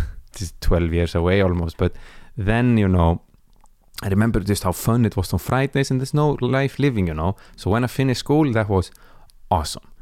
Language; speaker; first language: English; non-native, fluent; Icelandic